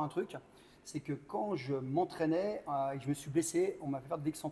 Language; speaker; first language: French; native; French